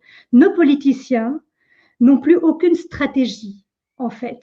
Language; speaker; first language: French; native; French